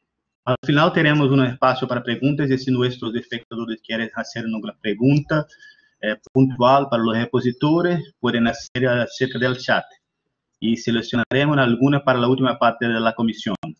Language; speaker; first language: Spanish; non-native, learner; Portuguese